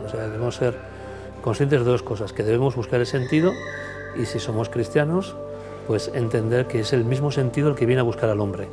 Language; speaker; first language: Spanish; native; Spanish